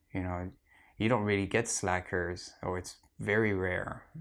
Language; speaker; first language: English; non-native, fluent; French